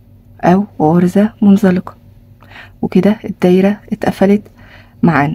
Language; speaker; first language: Arabic; native; Arabic